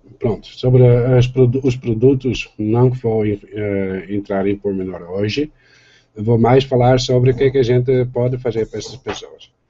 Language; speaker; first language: Portuguese; non-native, fluent; Dutch